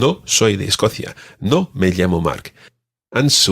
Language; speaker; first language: Spanish; non-native, fluent; English